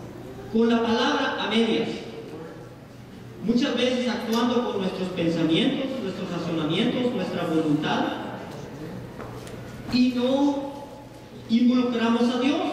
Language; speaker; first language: Spanish; native; Spanish